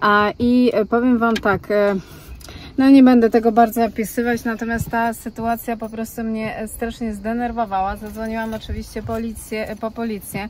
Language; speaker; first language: Polish; native; Polish